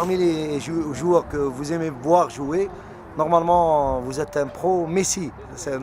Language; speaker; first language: French; non-native, local second language; Arabic